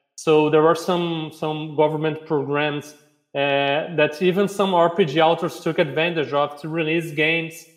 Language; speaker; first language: English; non-native, fluent; Portuguese